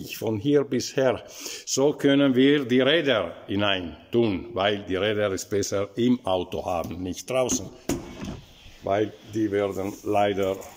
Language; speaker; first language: German; non-native, local second language; Italian